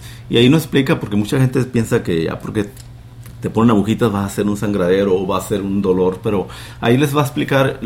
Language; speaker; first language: Spanish; native; Spanish